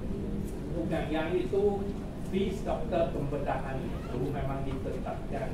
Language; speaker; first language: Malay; non-native, local second language; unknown